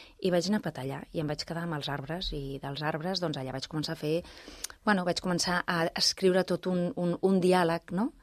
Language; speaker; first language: Catalan; non-native, local second language; Spanish